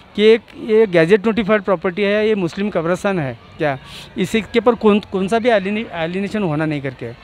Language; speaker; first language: Hindi; non-native, local second language; Urdu